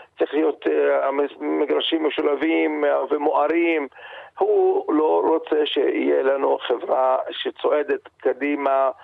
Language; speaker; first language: Hebrew; non-native, local second language; Arabic